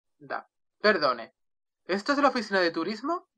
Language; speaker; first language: Spanish; non-native, learner; Russian